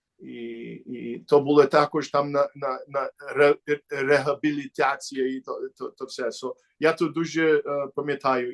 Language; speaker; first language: Ukrainian; early bilingual, heritage; Ukrainian